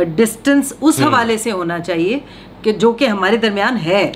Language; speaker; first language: Urdu; non-native, local second language; Punjabi